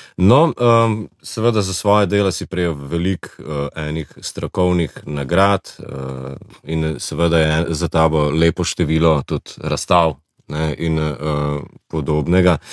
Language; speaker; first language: Slovenian; native; Slovenian